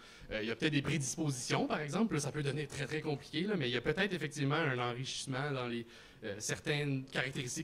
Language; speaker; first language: French; native; French